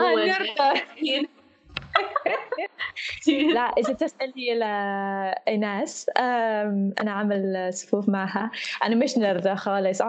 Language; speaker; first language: Arabic; non-native, fluent; English